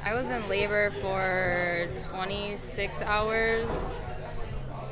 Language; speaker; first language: English; native; English